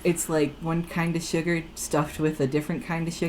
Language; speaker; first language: English; native; English